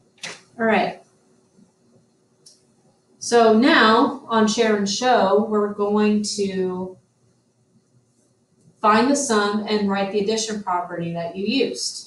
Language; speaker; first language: English; native; English